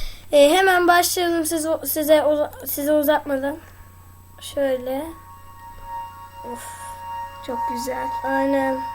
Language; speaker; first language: Turkish; native; Turkish